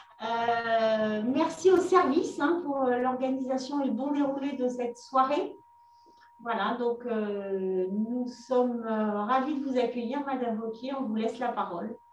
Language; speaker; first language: French; native; French